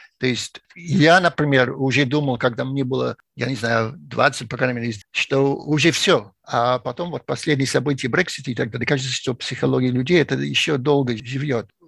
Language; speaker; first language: Russian; non-native, fluent; English